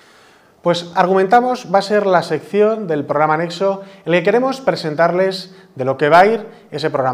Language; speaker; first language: Spanish; native; Spanish